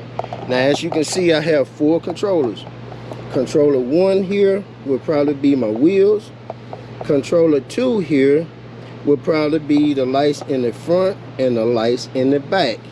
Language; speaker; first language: English; native; English